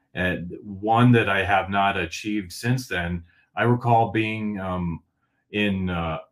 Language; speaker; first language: English; native; English